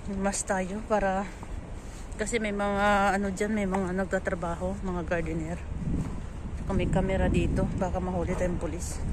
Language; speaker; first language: Filipino; non-native, local second language; Hiligaynon